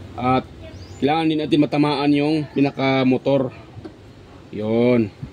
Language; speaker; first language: Filipino; native; Filipino